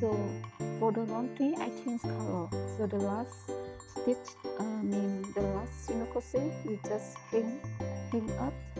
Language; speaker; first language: English; non-native, learner; Indonesian